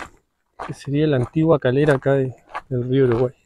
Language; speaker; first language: Spanish; native; Spanish